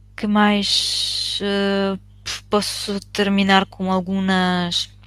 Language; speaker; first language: Portuguese; non-native, fluent; Italian